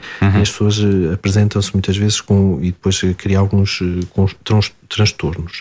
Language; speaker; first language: Portuguese; native; Portuguese